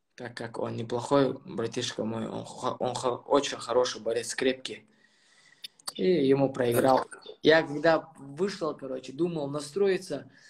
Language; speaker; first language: Russian; non-native, local second language; Chechen